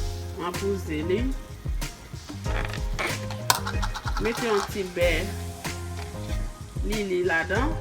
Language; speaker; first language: French; non-native, learner; Haitian Creole